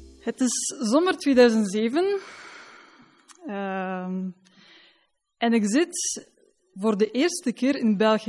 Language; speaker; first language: Dutch; non-native, fluent; Polish